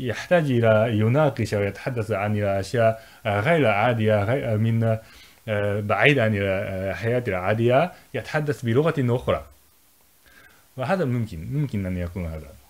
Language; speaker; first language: Arabic; non-native, fluent; Japanese